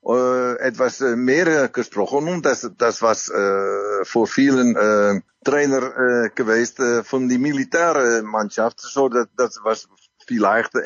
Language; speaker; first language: German; non-native, learner; Dutch